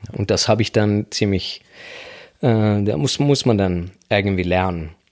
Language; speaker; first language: German; non-native, fluent; Swedish